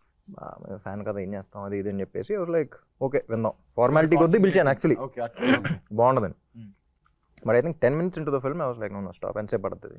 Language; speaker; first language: Telugu; native; Telugu